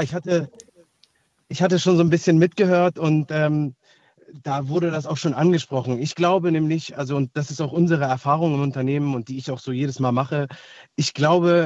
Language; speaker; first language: German; native; German